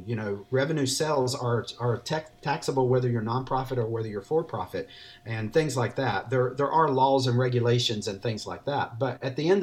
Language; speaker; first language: English; native; English